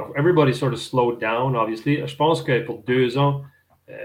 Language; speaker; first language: French; native; French